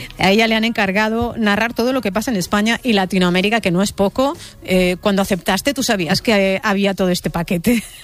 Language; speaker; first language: Spanish; native; Spanish